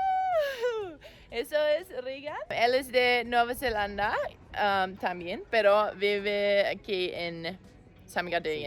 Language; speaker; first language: Spanish; non-native, learner; English